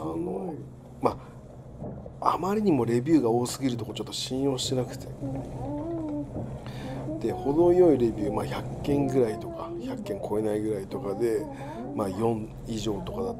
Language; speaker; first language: Japanese; native; Japanese